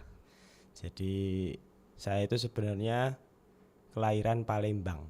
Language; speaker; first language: Indonesian; non-native, local second language; Javanese